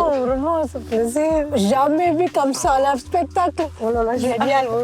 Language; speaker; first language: French; non-native, learner; Tamil